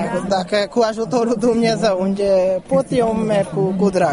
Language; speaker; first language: Romanian; non-native, fluent; Hungarian